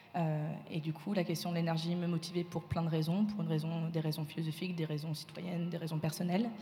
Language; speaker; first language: French; native; French